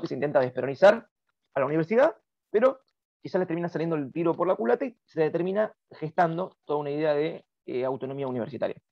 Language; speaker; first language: Spanish; native; Spanish